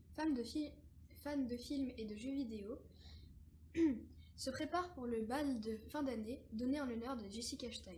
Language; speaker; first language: French; native; French